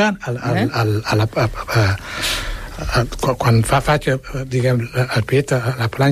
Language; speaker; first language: Catalan; non-native, fluent; Wolof